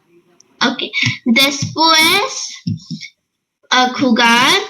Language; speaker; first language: Spanish; non-native, learner; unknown